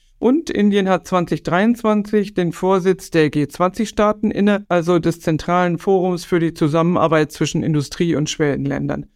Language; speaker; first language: German; native; German